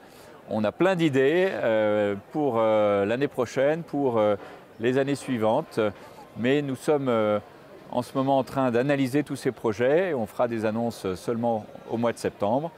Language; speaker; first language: French; native; French